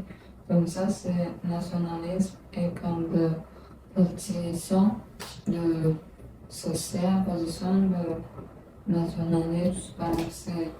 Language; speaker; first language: French; non-native, learner; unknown